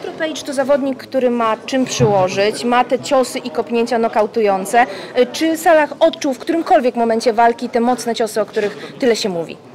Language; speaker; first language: Polish; native; Polish